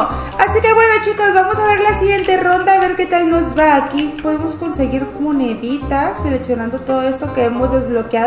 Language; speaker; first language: Spanish; native; Spanish